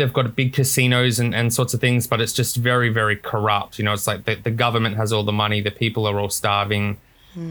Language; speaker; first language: English; native; English